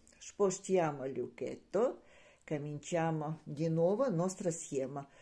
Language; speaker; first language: Italian; non-native, learner; Ukrainian